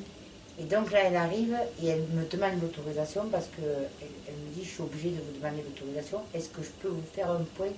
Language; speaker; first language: French; native; French